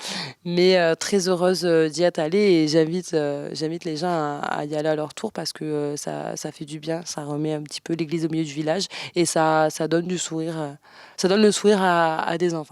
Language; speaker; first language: French; native; French